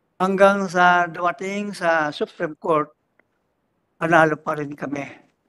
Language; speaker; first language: Filipino; native; Filipino